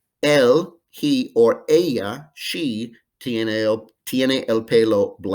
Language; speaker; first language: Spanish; non-native, fluent; English